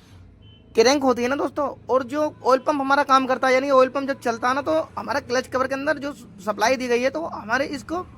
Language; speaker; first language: Hindi; native; Hindi